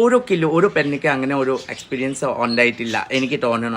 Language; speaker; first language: Malayalam; non-native, learner; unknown